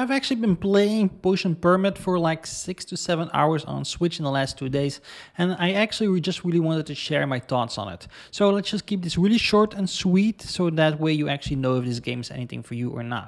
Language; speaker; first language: English; non-native, fluent; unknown